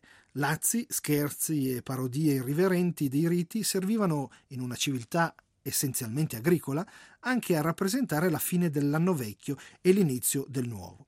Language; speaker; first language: Italian; native; Italian